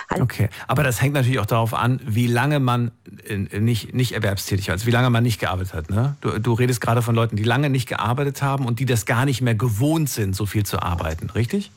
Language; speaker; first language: German; native; German